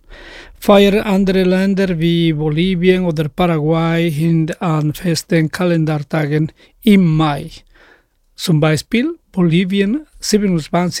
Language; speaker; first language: German; non-native, fluent; Spanish